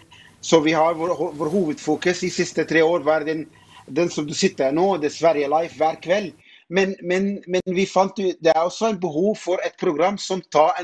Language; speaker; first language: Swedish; non-native, fluent; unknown